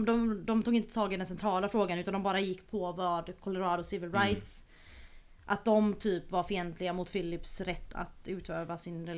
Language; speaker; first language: Swedish; native; Swedish